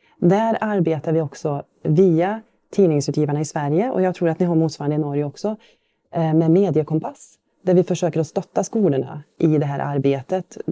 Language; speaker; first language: Swedish; native; Swedish